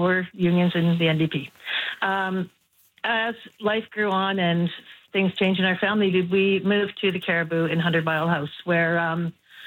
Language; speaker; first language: English; native; English